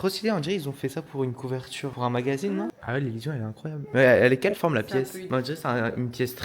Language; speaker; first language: French; native; French